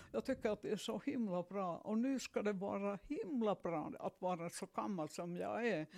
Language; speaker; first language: Swedish; non-native, fluent; Finnish